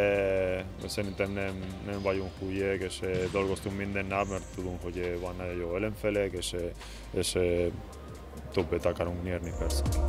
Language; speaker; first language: Hungarian; non-native, learner; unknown